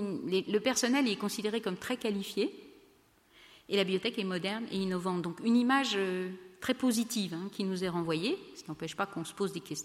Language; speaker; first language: French; native; French